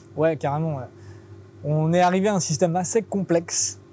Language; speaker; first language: French; native; French